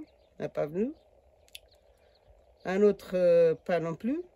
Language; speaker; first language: French; non-native, learner; Portuguese